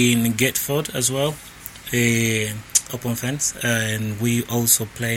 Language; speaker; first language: English; non-native, learner; Spanish